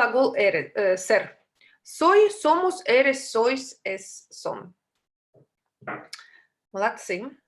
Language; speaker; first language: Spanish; non-native, fluent; Russian